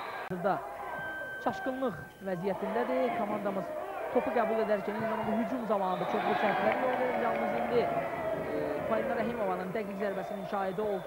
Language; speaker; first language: Azerbaijani; native; Azerbaijani